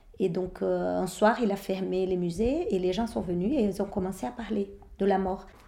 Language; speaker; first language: French; non-native, fluent; Portuguese